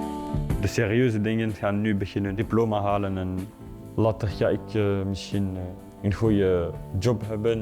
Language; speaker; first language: Dutch; non-native, fluent; Arabic